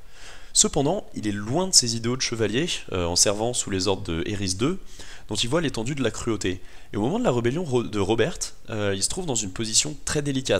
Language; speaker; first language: French; native; French